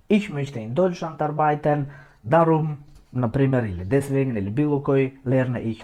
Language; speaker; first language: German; non-native, fluent; Macedonian